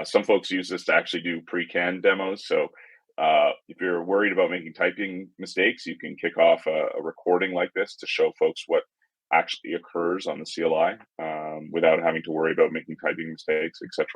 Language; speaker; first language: English; native; English